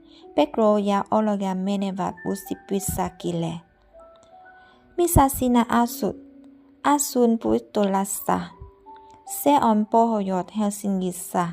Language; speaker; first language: Finnish; non-native, learner; Vietnamese